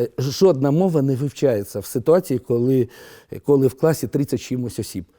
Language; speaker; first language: Ukrainian; non-native, local second language; Romanian